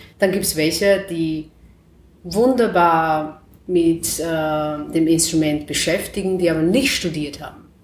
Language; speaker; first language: German; non-native, fluent; Chinese